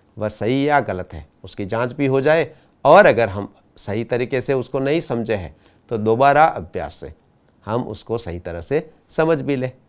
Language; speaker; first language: Hindi; non-native, local second language; Gujarati